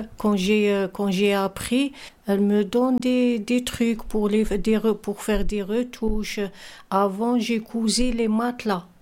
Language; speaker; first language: French; non-native, learner; Arabic